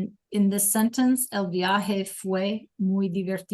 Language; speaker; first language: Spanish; non-native, fluent; English